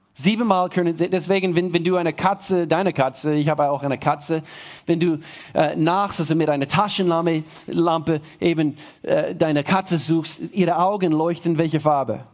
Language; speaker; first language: German; non-native, fluent; English